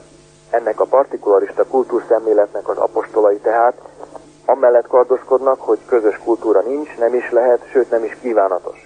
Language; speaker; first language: Hungarian; native; Hungarian